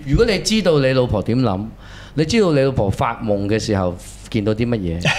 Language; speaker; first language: Cantonese; native; Cantonese